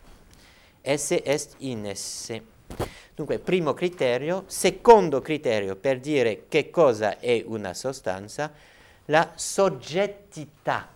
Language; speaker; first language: Italian; non-native, fluent; French